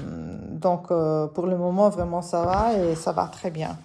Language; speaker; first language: French; non-native, fluent; Italian